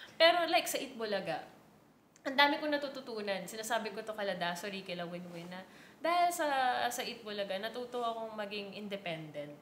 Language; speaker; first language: Filipino; native; Filipino